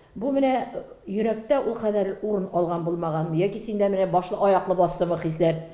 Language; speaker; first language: Tatar; native; Tatar